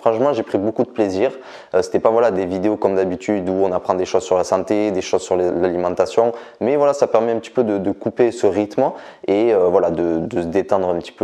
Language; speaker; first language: French; native; French